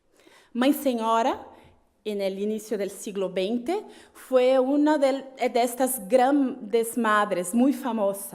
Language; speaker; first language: Spanish; non-native, fluent; Portuguese